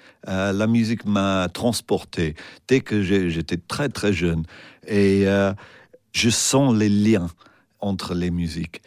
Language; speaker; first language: French; non-native, fluent; English